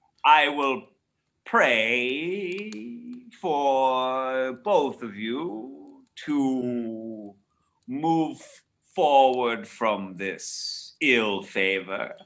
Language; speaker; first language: English; native; English